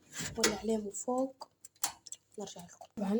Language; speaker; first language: Arabic; native; Arabic